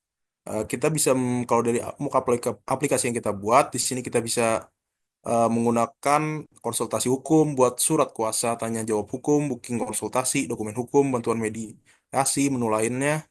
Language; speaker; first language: Indonesian; native; Indonesian